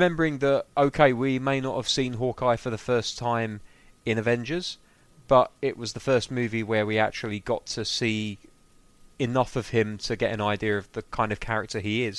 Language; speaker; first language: English; native; English